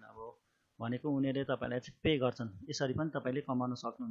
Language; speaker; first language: Nepali; native; Nepali